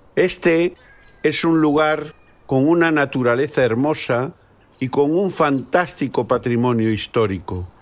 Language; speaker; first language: Spanish; native; Spanish